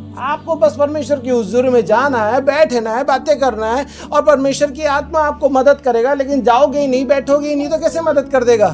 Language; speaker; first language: Hindi; non-native, local second language; Marathi